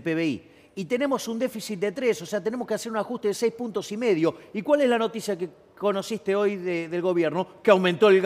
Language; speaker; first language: Spanish; native; Spanish